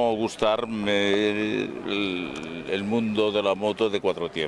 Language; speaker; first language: Spanish; non-native, local second language; Catalan